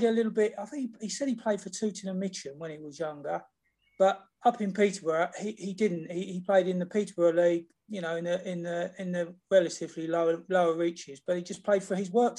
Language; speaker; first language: English; native; English